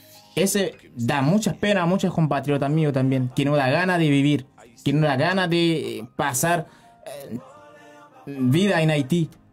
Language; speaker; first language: Spanish; non-native, learner; Haitian Creole